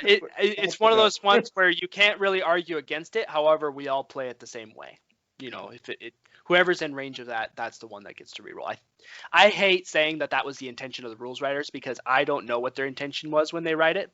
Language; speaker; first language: English; native; English